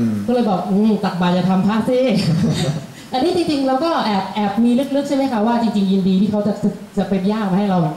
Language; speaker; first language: Thai; native; Thai